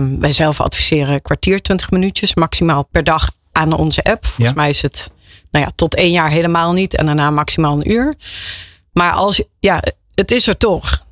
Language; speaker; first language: Dutch; native; Dutch